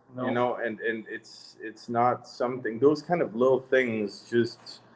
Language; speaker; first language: English; non-native, fluent; French